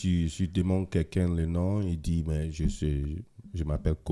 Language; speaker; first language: French; non-native, fluent; Ewe